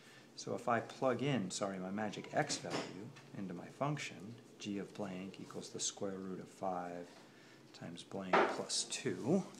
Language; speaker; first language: English; native; English